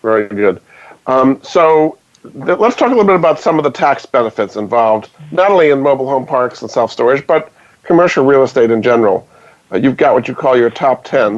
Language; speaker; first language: English; native; English